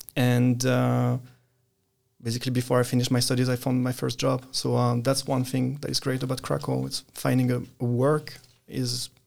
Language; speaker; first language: English; non-native, fluent; French